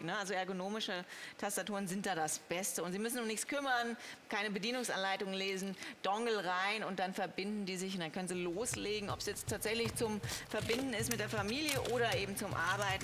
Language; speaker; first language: German; native; German